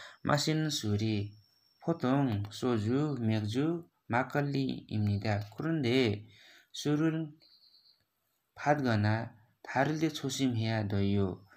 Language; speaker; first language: Korean; non-native, learner; Nepali